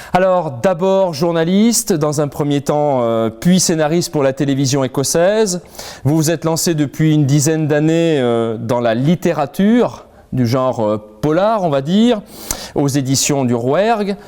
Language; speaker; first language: French; native; French